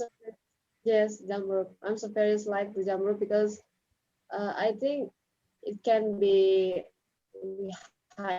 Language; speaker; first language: English; non-native, learner; Indonesian